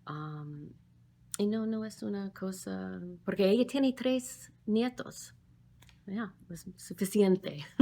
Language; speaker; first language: Spanish; non-native, fluent; English